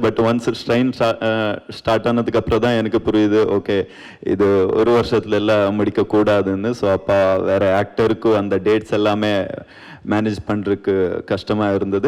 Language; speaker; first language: Tamil; non-native, learner; Kannada